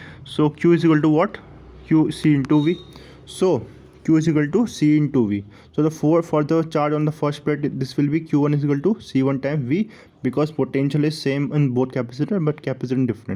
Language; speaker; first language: English; non-native, local second language; Hindi